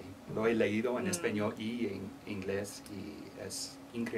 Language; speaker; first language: Spanish; non-native, learner; English